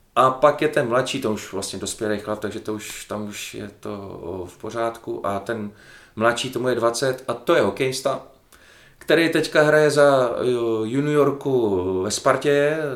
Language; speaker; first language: Czech; native; Czech